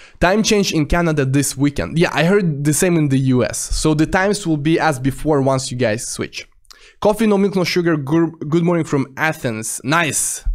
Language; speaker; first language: English; non-native, fluent; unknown